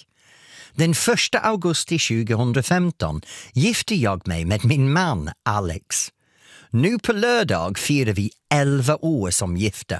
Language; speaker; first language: Swedish; non-native, fluent; English